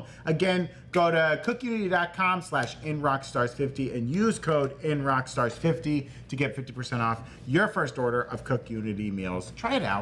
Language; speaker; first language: English; native; English